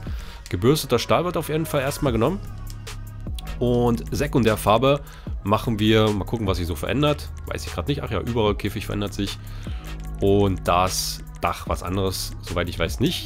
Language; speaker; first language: German; native; German